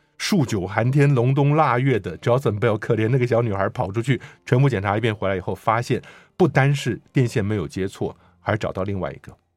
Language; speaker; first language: Chinese; native; Chinese